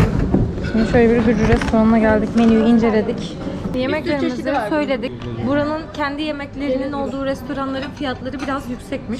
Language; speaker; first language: Turkish; native; Turkish